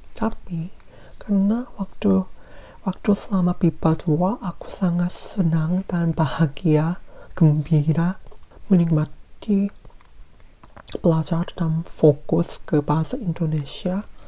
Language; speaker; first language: Indonesian; non-native, fluent; Korean